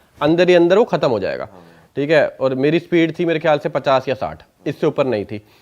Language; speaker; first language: Hindi; non-native, local second language; Punjabi